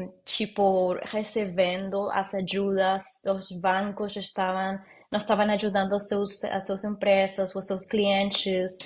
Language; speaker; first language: Portuguese; non-native, learner; Spanish